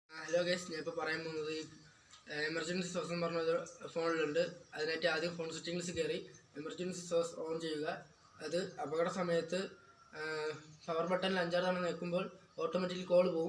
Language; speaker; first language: Malayalam; native; Malayalam